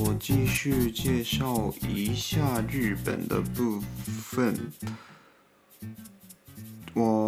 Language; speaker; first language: Chinese; non-native, fluent; Japanese